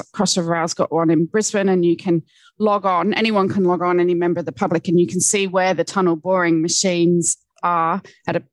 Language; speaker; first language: English; native; English